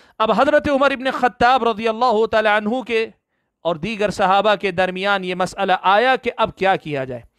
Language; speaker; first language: Urdu; native; Urdu